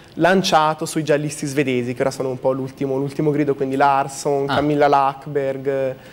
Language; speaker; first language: Italian; native; Italian